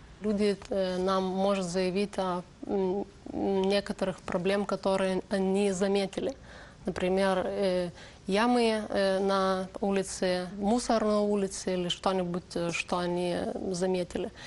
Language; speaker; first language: Russian; non-native, learner; Lithuanian